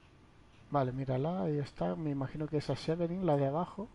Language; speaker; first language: Spanish; native; Spanish